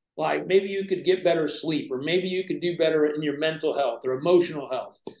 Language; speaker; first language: English; native; English